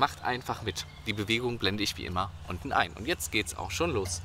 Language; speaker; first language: German; native; German